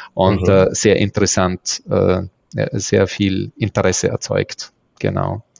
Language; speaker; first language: German; native; German